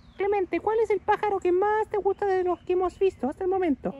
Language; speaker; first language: Spanish; native; Spanish